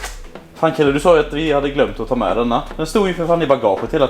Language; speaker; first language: Swedish; native; Swedish